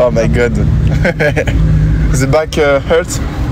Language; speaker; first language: English; non-native, learner; French